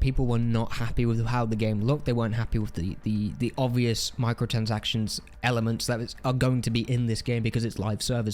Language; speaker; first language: English; native; English